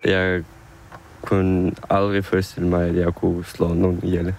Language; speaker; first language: Danish; non-native, fluent; Ukrainian